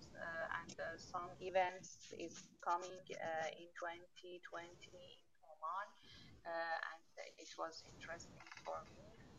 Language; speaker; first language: English; non-native, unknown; Persian